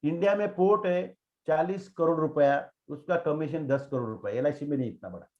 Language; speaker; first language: Hindi; non-native, local second language; Marathi